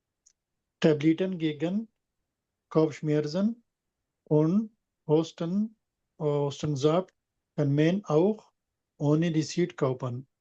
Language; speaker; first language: German; non-native, learner; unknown